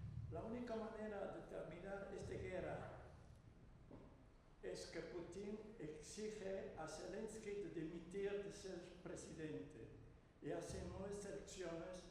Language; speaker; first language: Spanish; non-native, fluent; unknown